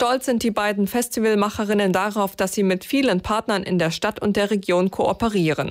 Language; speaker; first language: German; native; German